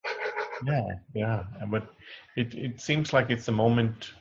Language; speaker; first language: English; non-native, local second language; Hindi